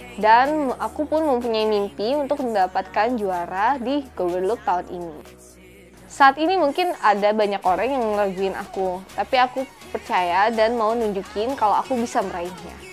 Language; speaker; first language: Indonesian; native; Indonesian